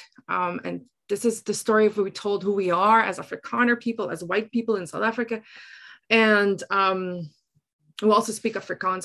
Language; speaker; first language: English; non-native, local second language; Afrikaans